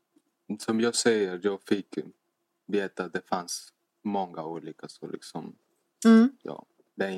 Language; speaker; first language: Swedish; non-native, fluent; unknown